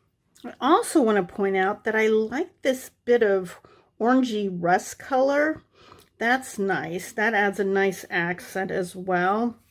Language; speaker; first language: English; native; English